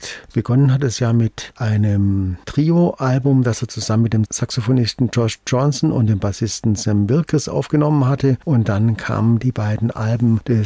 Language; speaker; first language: German; native; German